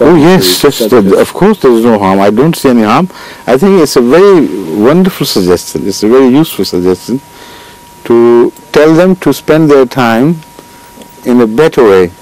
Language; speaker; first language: English; non-native, local second language; Urdu